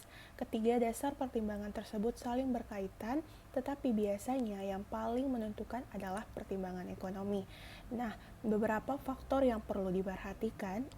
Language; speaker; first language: Indonesian; native; Indonesian